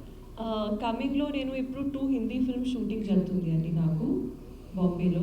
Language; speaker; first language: Telugu; non-native, learner; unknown